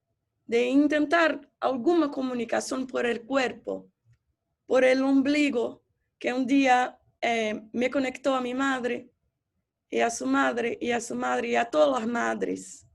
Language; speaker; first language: Spanish; non-native, fluent; Portuguese